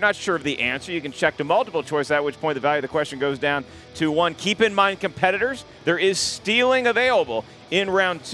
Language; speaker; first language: English; native; English